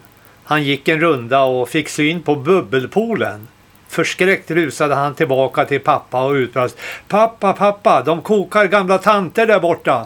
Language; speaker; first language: Swedish; native; Swedish